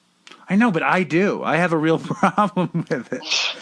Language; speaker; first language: English; native; English